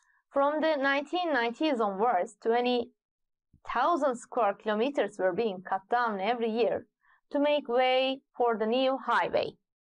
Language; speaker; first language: English; non-native, fluent; Turkish